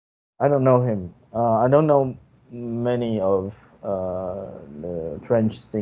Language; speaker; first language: English; non-native, fluent; Chinese